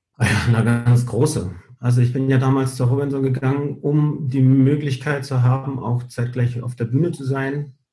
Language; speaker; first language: German; early bilingual, heritage; German